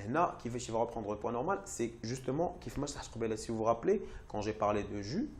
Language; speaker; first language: French; non-native, local second language; Arabic